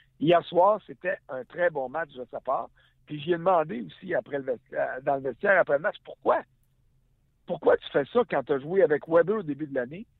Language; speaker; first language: French; native; French